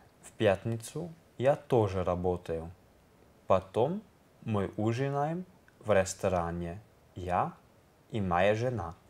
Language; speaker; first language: Russian; non-native, learner; Italian